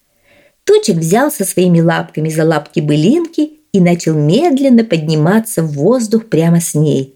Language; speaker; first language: Russian; native; Russian